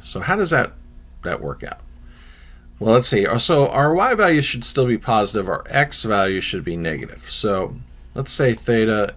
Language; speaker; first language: English; native; English